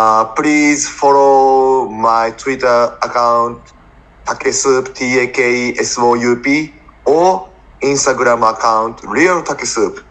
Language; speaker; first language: English; non-native, learner; Japanese